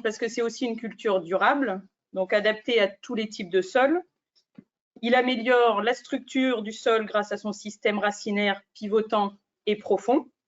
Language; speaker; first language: French; native; French